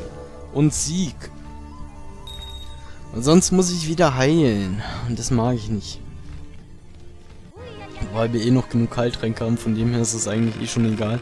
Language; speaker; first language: German; native; German